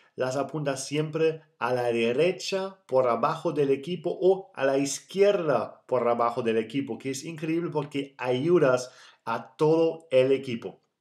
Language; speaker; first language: Spanish; non-native, fluent; German